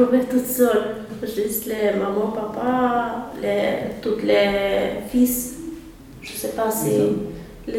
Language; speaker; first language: French; non-native, learner; Albanian